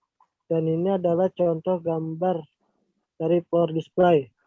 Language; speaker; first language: Indonesian; native; Indonesian